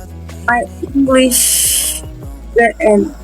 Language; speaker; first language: English; non-native, learner; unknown